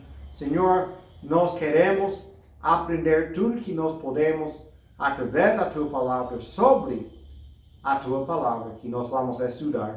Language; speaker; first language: Portuguese; non-native, fluent; English